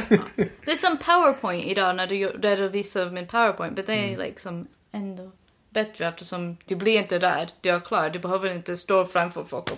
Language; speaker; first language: Swedish; non-native, learner; English